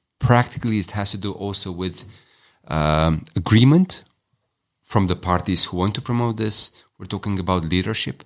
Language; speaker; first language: English; non-native, fluent; Romanian